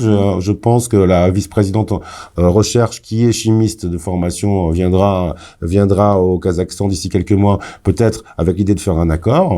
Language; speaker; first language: French; native; French